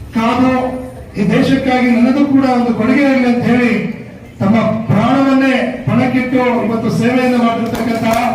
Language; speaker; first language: Kannada; non-native, local second language; Lambadi